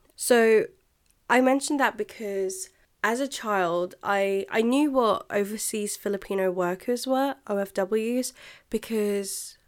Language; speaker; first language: English; non-native, local second language; Filipino